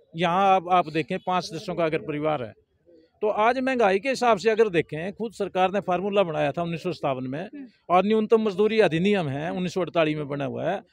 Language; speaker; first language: Hindi; native; Hindi